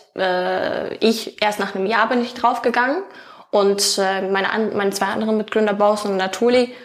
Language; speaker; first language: German; non-native, fluent; Ukrainian